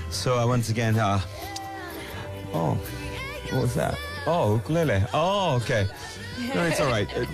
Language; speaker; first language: English; non-native, fluent; Japanese